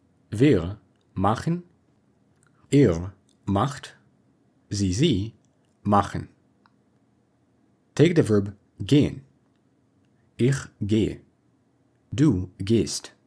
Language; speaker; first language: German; non-native, fluent; English